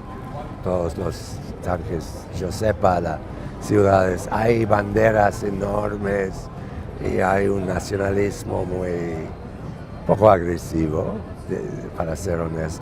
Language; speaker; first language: Spanish; non-native, fluent; English